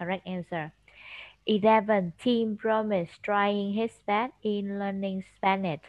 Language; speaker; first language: English; non-native, learner; Vietnamese